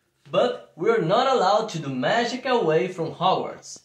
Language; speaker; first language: English; non-native, fluent; Portuguese